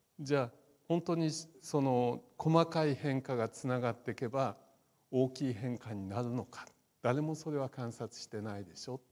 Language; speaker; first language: Japanese; native; Japanese